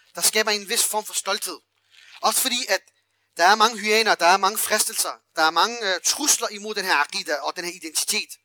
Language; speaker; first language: Danish; early bilingual, other home language; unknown